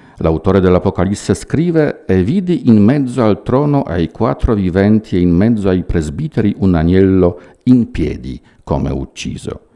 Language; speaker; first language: Italian; non-native, fluent; Polish